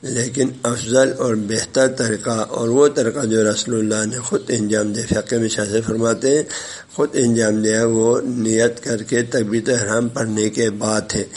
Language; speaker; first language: Urdu; non-native, local second language; Balti